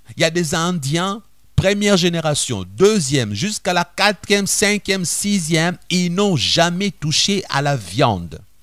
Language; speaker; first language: French; non-native, local second language; Lingala